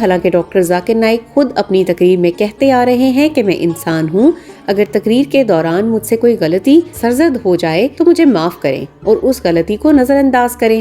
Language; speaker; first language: Urdu; native; Urdu